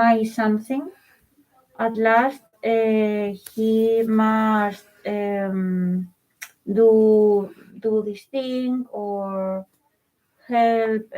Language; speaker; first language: English; non-native, learner; Spanish